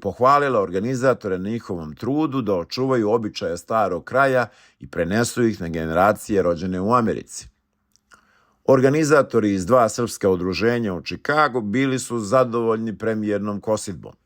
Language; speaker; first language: Bosnian; native; Bosnian